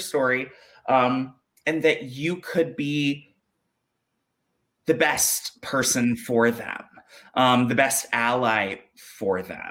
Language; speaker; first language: English; native; English